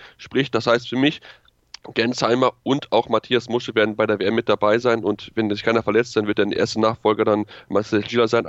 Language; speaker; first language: German; native; German